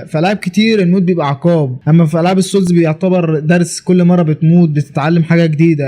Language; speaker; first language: Arabic; native; Arabic